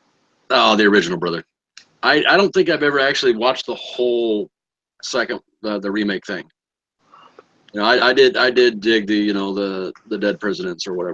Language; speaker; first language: English; native; English